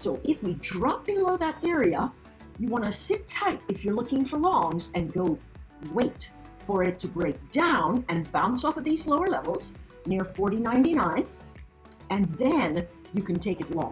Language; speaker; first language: English; native; English